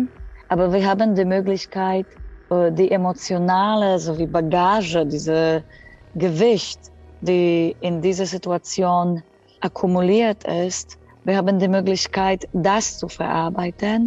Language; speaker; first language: German; non-native, fluent; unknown